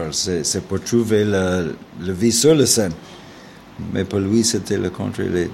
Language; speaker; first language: French; non-native, learner; English